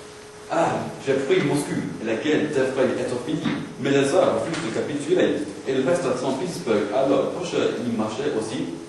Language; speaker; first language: French; non-native, learner; English